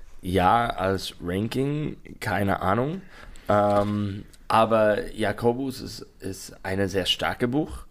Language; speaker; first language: German; non-native, learner; English